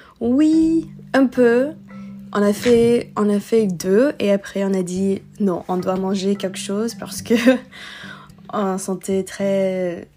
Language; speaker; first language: French; non-native, learner; English